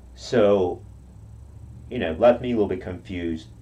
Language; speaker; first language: English; non-native, fluent; Japanese